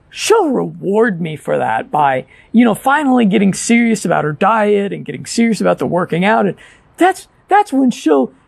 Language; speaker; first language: English; native; English